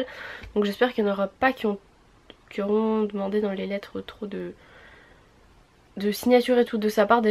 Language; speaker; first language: French; native; French